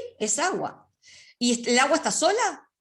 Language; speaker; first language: Spanish; native; Spanish